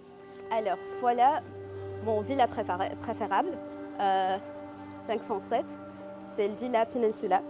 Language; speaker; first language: French; non-native, learner; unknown